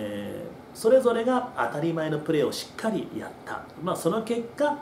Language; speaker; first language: Japanese; native; Japanese